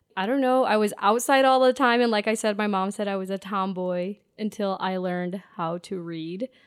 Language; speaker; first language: English; non-native, local second language; Pennsylvania German